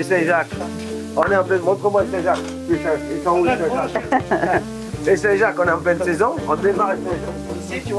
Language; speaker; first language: French; native; French